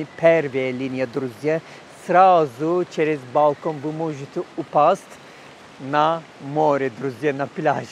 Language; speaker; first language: Russian; non-native, fluent; Turkish